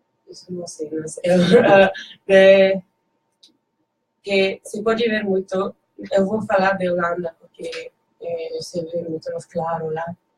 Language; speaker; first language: Portuguese; non-native, learner; Dutch